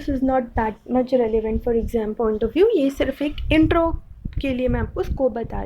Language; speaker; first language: Hindi; native; Hindi